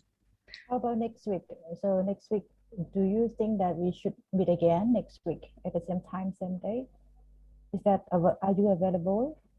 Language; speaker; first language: English; non-native, fluent; Khmer